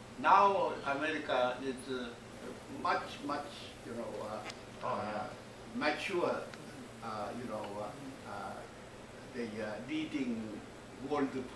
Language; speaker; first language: English; non-native, learner; Korean